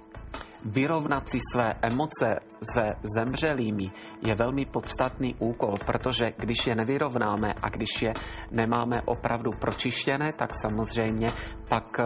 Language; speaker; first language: Czech; native; Czech